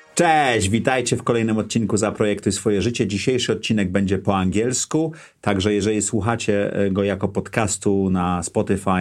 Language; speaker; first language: English; non-native, fluent; Polish